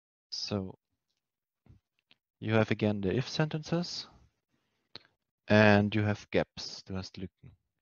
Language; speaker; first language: English; non-native, fluent; German